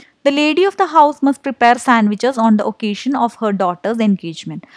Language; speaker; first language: English; non-native, local second language; Malayalam